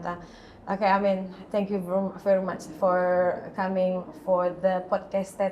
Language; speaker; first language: English; non-native, learner; Indonesian